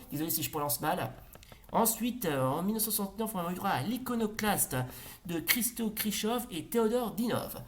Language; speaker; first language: French; native; French